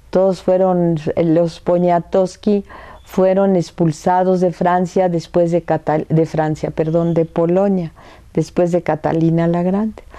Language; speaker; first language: Spanish; early bilingual, other home language; French